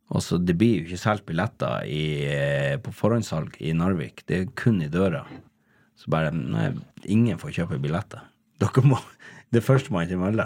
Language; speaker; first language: Norwegian; native; Norwegian